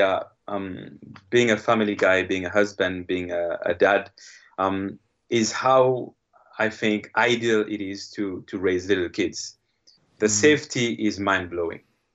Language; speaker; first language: English; non-native, fluent; Morisyen